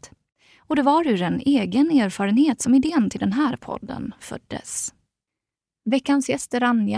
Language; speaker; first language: Swedish; native; Swedish